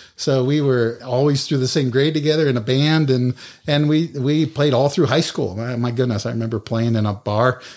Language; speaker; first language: English; native; English